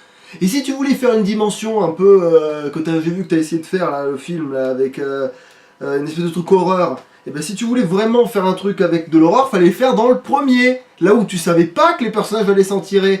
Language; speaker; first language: French; native; French